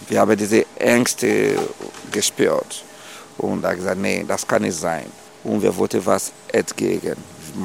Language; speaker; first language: German; non-native, fluent; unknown